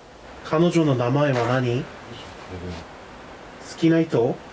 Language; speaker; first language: Japanese; non-native, fluent; Korean